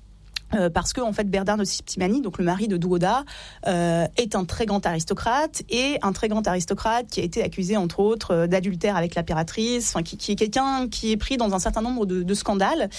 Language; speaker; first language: French; native; French